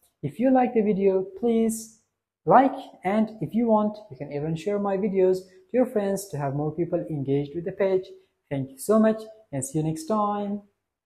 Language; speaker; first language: English; non-native, fluent; Persian